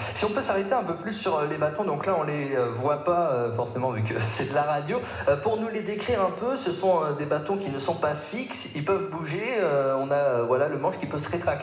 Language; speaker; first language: French; native; French